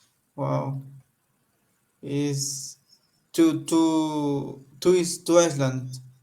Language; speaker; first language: English; non-native, learner; Spanish